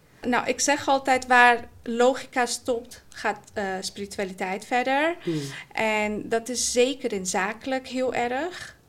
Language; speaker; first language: Dutch; early bilingual, other home language; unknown